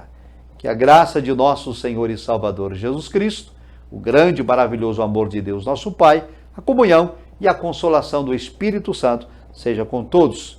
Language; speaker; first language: Portuguese; native; Portuguese